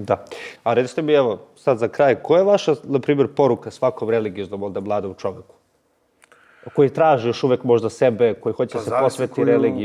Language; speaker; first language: Bosnian; native; Bosnian